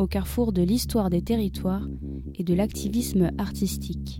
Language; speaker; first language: French; native; French